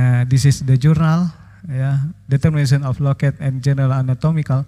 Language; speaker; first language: English; non-native, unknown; Indonesian